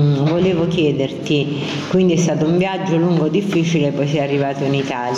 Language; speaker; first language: Italian; native; Italian